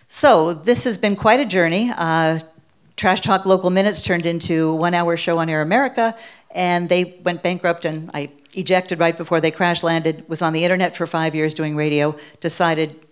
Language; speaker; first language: English; native; English